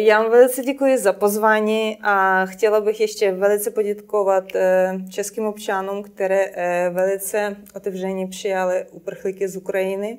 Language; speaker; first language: Czech; non-native, fluent; Ukrainian